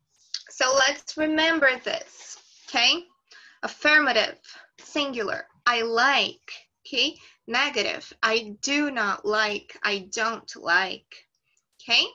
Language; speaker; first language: English; non-native, fluent; Portuguese